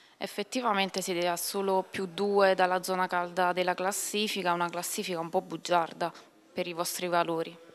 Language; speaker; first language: Italian; native; Italian